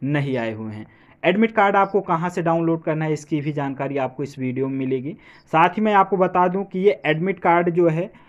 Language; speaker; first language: Hindi; native; Hindi